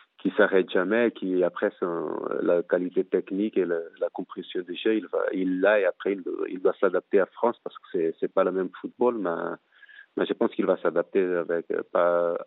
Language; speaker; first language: French; non-native, fluent; Portuguese